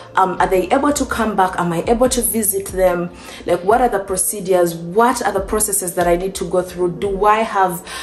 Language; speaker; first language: English; non-native, local second language; Ganda